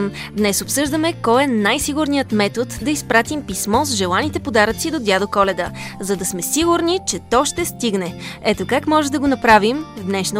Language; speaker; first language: Bulgarian; native; Bulgarian